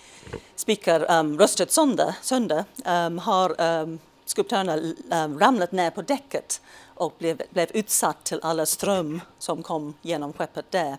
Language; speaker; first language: Swedish; non-native, fluent; English